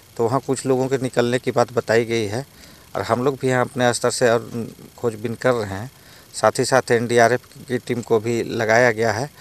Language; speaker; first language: Hindi; native; Hindi